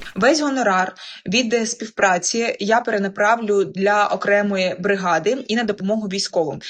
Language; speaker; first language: Ukrainian; non-native, local second language; Russian